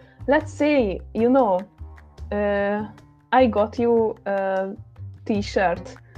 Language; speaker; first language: English; non-native, fluent; Hungarian